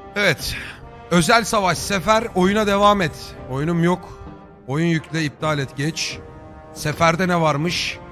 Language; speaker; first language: Turkish; native; Turkish